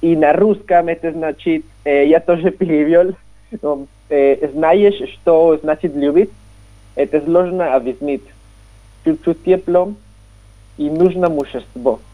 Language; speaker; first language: Russian; non-native, learner; Spanish